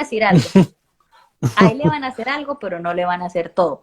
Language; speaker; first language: Spanish; native; Spanish